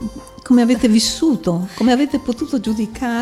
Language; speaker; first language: Italian; native; Italian